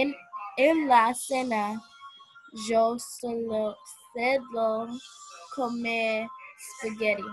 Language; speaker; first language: Spanish; non-native, learner; English